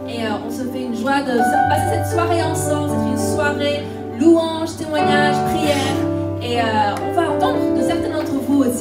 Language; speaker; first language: French; native; French